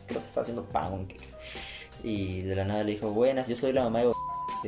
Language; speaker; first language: Spanish; native; Spanish